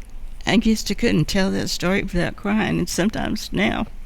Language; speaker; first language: English; native; English